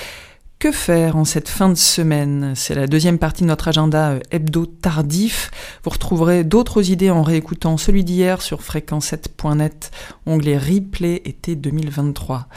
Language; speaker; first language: French; native; French